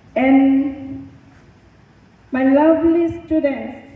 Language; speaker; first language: English; non-native, local second language; Assamese